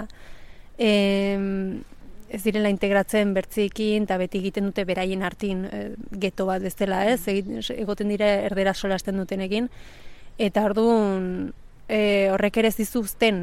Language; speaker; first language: Basque; early bilingual, other home language; Spanish